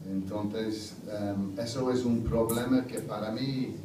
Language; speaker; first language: Spanish; non-native, fluent; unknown